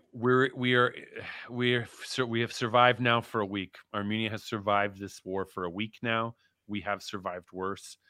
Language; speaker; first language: English; early bilingual, other home language; Turkish